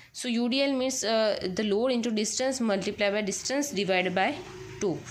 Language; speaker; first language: English; non-native, local second language; Gujarati